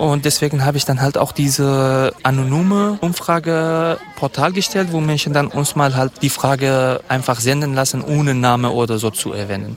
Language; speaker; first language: German; non-native, fluent; Kurdish